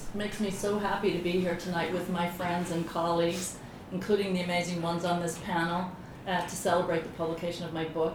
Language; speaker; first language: English; native; English